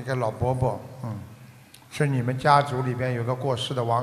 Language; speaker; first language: Chinese; non-native, local second language; Wu Chinese